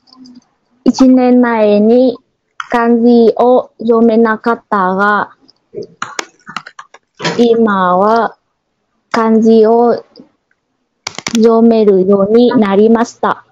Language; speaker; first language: Japanese; non-native, learner; Vietnamese